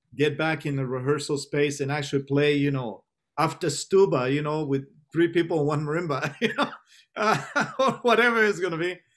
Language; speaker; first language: English; non-native, fluent; Spanish